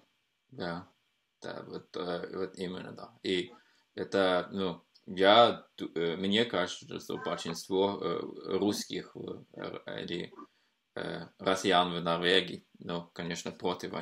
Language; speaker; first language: Russian; non-native, fluent; Norwegian